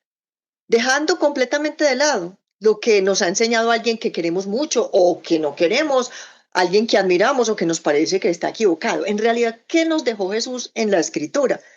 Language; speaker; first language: Spanish; native; Spanish